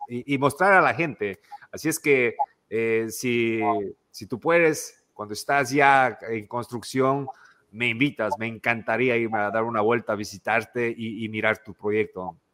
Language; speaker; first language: Spanish; native; Spanish